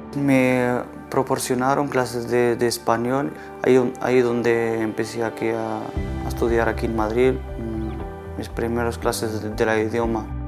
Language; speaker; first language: Spanish; non-native, fluent; Arabic